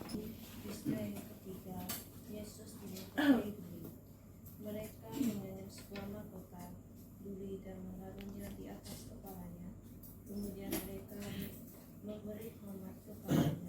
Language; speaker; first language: Indonesian; native; Indonesian